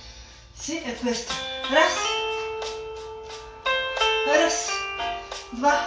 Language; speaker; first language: Italian; non-native, learner; Russian